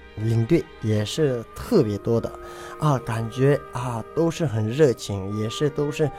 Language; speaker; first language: Chinese; non-native, local second language; Tibetan